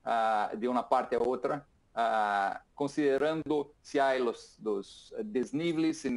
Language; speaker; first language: Spanish; non-native, fluent; Portuguese